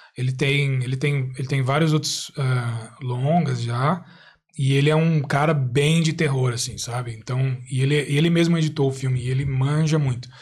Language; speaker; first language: Portuguese; native; Portuguese